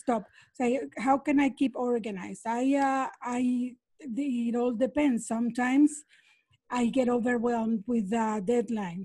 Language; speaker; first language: English; non-native, fluent; Spanish